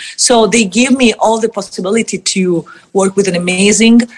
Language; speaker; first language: English; non-native, fluent; Italian